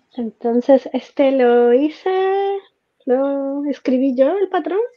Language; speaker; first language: Spanish; native; Spanish